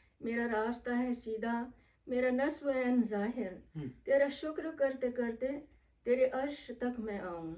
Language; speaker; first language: Urdu; native; Urdu